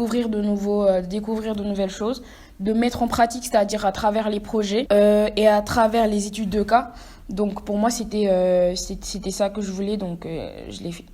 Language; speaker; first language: French; non-native, local second language; Wolof